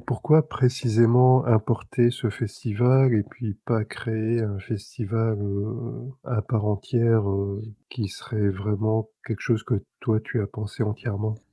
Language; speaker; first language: French; native; French